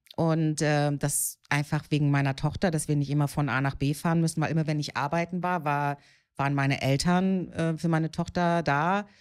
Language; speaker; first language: German; native; German